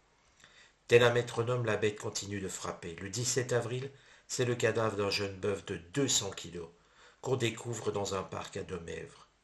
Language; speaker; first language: French; native; French